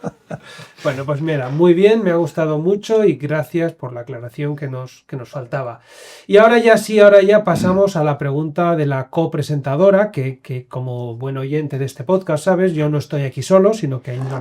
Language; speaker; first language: Spanish; native; Spanish